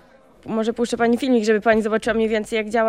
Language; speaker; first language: Polish; native; Polish